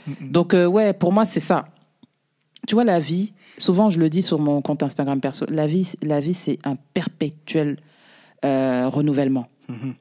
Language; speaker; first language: French; native; French